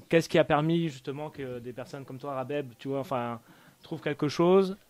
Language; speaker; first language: French; native; French